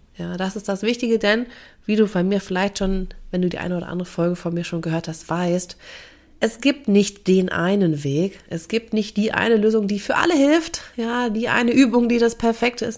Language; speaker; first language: German; native; German